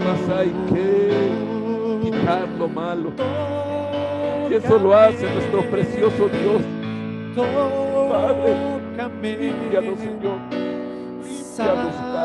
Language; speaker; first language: Spanish; native; Spanish